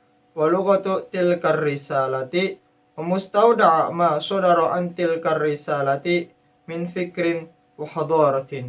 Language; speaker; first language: Arabic; non-native, learner; Indonesian